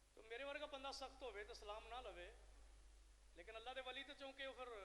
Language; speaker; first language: Urdu; non-native, local second language; Punjabi